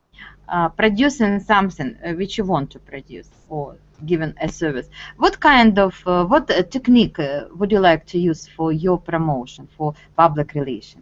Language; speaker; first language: English; non-native, fluent; Russian